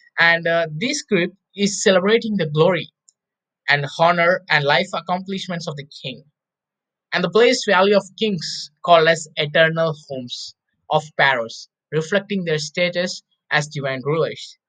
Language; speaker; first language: English; non-native, local second language; Telugu